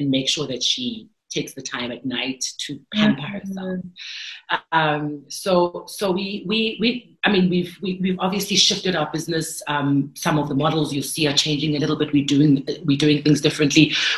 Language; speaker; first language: English; non-native, local second language; Zulu